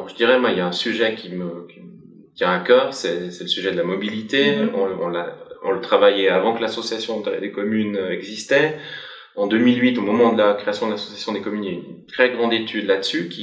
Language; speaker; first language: French; native; French